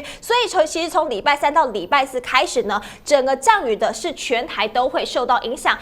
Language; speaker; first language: Chinese; native; Chinese